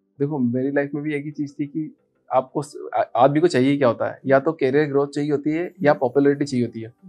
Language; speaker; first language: Hindi; native; Hindi